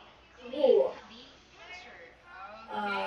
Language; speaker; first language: English; non-native, learner; Vietnamese